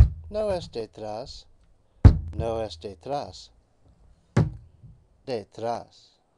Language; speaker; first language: Spanish; non-native, learner; English